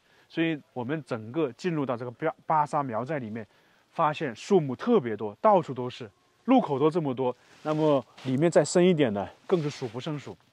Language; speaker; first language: Chinese; native; Chinese